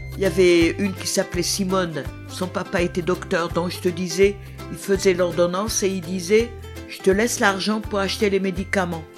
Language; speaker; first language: French; non-native, local second language; Kabyle